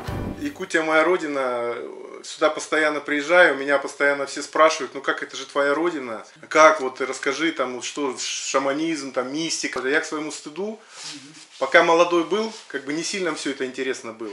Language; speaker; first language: Russian; native; Russian